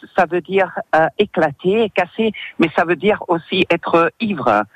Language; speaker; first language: French; non-native, fluent; English